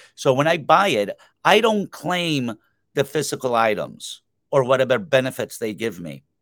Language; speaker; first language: English; non-native, fluent; Spanish